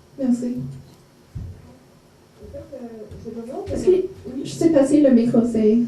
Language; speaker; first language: French; non-native, fluent; English